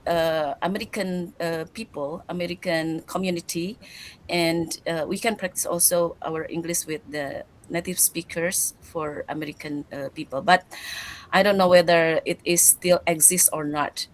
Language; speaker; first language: English; non-native, learner; Indonesian